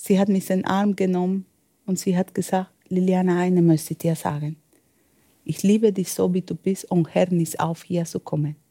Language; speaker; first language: German; non-native, fluent; Spanish